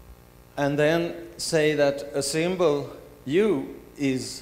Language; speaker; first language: English; non-native, fluent; Swedish